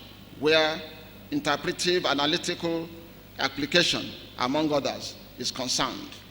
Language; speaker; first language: English; non-native, local second language; Yoruba